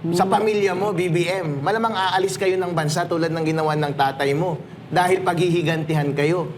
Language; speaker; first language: Filipino; non-native, local second language; Iloko